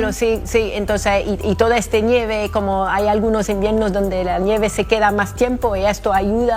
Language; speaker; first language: Spanish; non-native, fluent; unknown